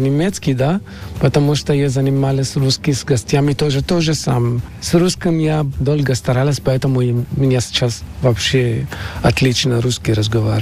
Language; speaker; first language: Russian; non-native, learner; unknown